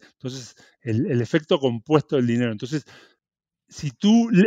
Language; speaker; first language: Spanish; native; Spanish